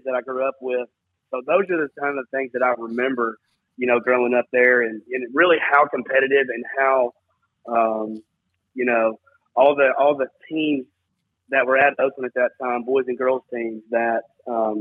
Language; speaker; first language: English; native; English